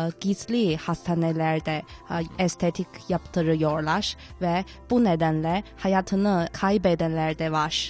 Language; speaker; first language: Turkish; non-native, learner; Chinese